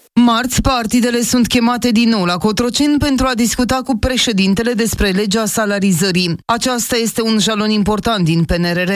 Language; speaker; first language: Romanian; native; Romanian